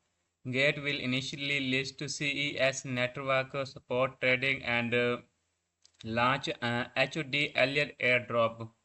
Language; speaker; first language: English; non-native, learner; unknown